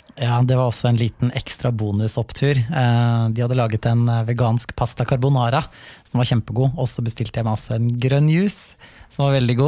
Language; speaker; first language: Norwegian; native; Norwegian